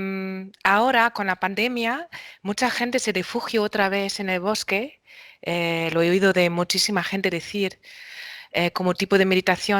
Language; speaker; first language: Spanish; non-native, fluent; German